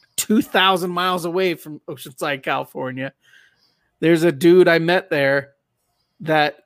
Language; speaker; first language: English; native; English